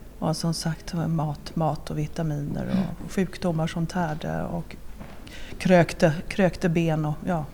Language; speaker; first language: Swedish; native; Swedish